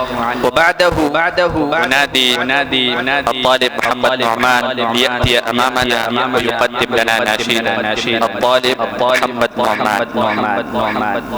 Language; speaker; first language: Arabic; non-native, learner; Urdu